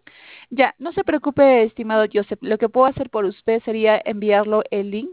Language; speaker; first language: Spanish; native; Spanish